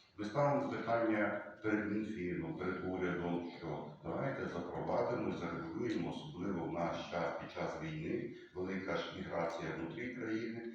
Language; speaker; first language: Ukrainian; native; Ukrainian